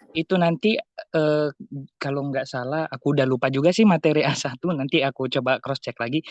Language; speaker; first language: Indonesian; native; Indonesian